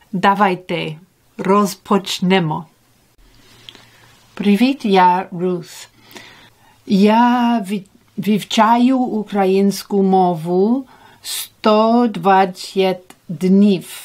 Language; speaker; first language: Ukrainian; non-native, learner; English